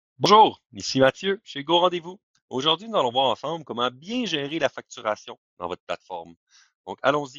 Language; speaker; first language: French; native; French